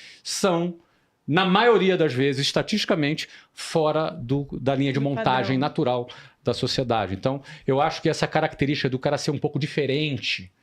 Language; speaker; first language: Portuguese; native; Portuguese